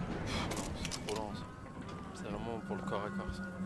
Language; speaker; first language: French; native; French